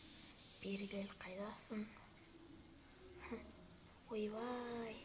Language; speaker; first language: Kazakh; native; Kazakh